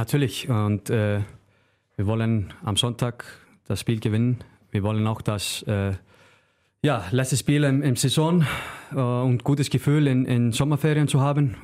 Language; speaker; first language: German; non-native, fluent; Icelandic